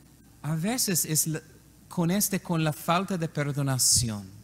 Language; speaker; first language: Spanish; non-native, learner; English